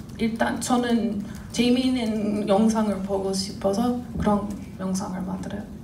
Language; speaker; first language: Korean; non-native, fluent; English